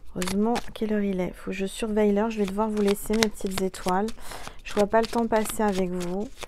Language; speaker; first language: French; native; French